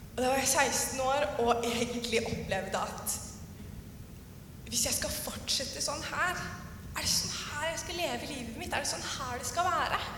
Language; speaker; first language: Norwegian; native; Norwegian